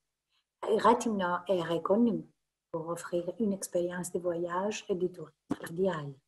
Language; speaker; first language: French; non-native, fluent; Greek